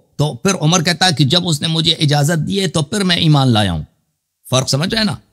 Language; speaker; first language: Urdu; non-native, fluent; Persian